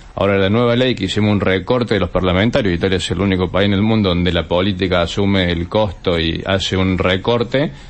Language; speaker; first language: Spanish; native; Spanish